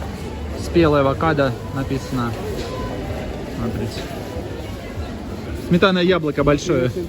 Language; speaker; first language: Russian; native; Russian